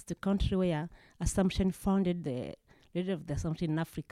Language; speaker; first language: English; non-native, local second language; Kinyarwanda